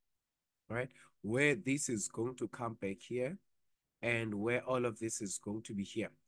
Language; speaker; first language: English; non-native, local second language; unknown